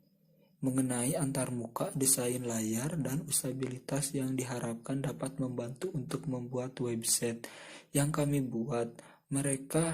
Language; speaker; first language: Indonesian; native; Indonesian